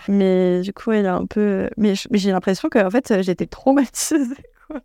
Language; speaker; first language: French; native; French